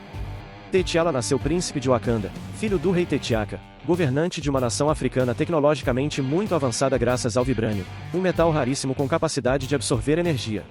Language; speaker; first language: Portuguese; native; Portuguese